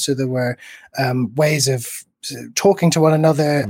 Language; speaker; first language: English; native; English